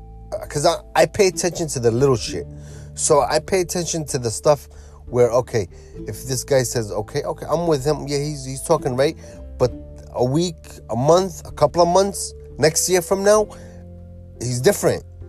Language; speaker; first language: English; early bilingual, other home language; Arabic